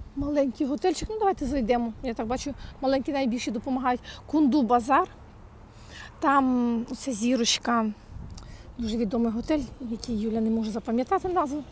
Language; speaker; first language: Ukrainian; native; Ukrainian